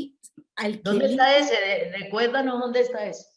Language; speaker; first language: Spanish; native; Spanish